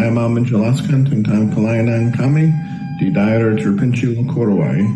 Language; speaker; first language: Indonesian; non-native, fluent; English